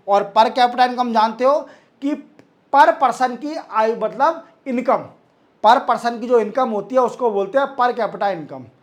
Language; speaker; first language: Hindi; native; Hindi